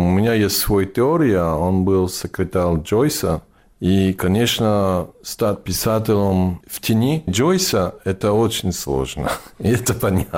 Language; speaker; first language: Russian; non-native, fluent; English